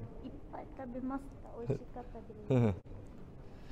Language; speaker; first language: Japanese; non-native, learner; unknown